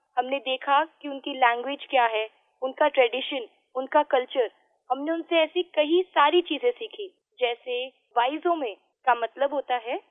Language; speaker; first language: Hindi; native; Hindi